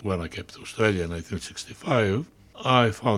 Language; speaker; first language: English; non-native, fluent; Greek